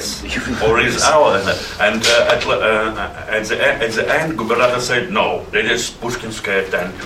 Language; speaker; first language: English; non-native, learner; Russian